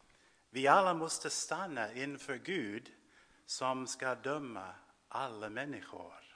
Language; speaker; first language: Swedish; non-native, fluent; English